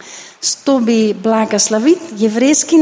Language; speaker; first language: Russian; non-native, learner; Dutch